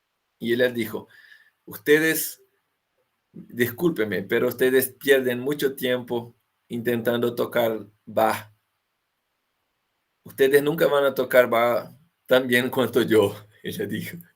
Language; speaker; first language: Spanish; non-native, fluent; Portuguese